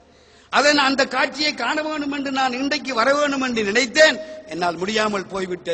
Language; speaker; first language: Tamil; native; Tamil